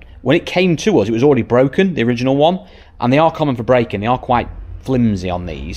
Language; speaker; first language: English; native; English